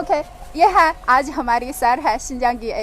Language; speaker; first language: Urdu; non-native, fluent; Chinese